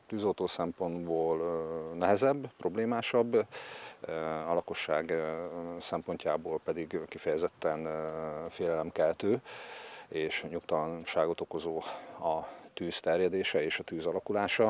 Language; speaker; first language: Hungarian; native; Hungarian